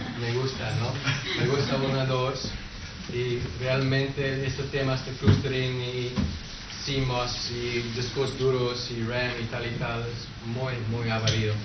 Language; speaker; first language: Spanish; non-native, learner; English